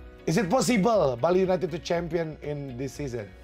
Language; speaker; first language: English; non-native, learner; Indonesian